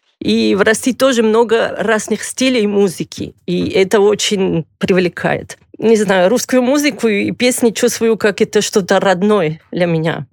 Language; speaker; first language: Russian; non-native, fluent; Catalan